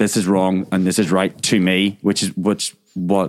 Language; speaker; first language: English; native; English